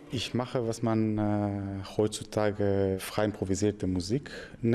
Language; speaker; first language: German; non-native, fluent; Greek